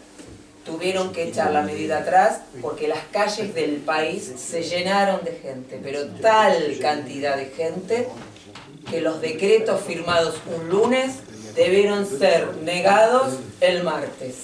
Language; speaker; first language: Spanish; native; Spanish